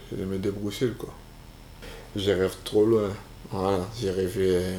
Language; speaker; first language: French; non-native, local second language; Bambara